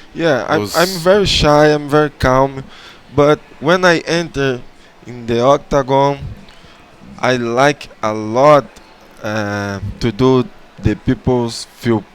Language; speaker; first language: English; non-native, learner; Portuguese